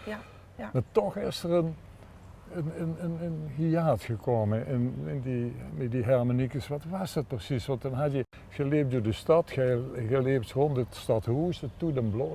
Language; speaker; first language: Dutch; native; Dutch